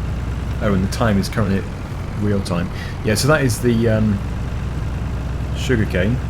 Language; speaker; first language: English; native; English